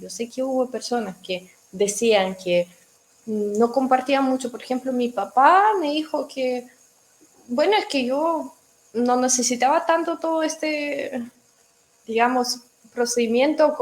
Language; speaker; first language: Spanish; non-native, fluent; Russian